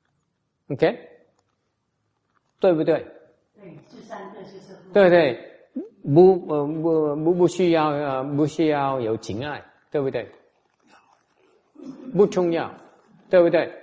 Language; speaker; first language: Chinese; non-native, fluent; Vietnamese